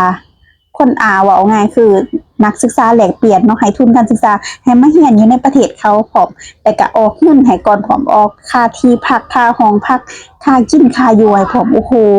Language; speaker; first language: Thai; non-native, local second language; Northeastern Thai